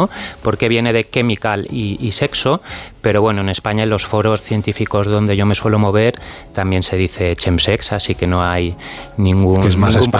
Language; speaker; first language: Spanish; native; Spanish